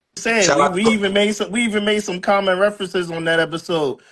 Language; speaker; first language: English; native; English